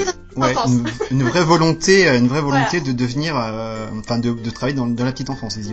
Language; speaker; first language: French; native; French